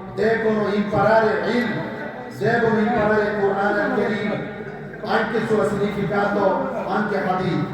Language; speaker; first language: Italian; non-native, learner; Bangla